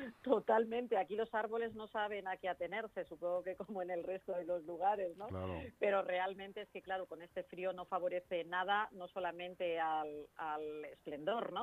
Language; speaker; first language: Spanish; native; Spanish